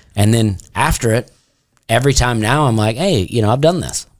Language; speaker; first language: English; native; English